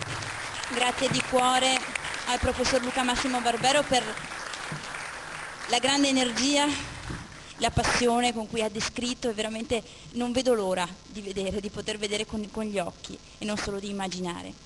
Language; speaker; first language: Italian; native; Italian